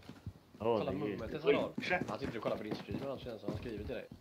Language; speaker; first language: Swedish; native; Swedish